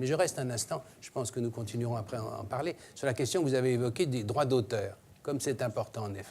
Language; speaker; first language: French; native; French